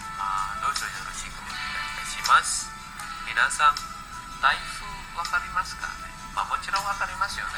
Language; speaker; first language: Japanese; non-native, fluent; Indonesian